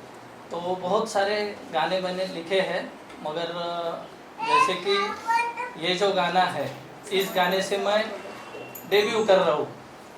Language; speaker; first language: Hindi; non-native, local second language; Marathi